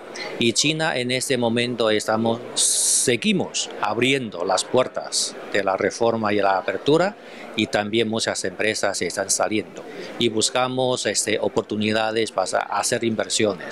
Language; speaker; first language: Spanish; non-native, fluent; Chinese